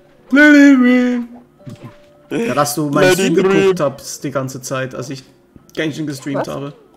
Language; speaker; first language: German; native; German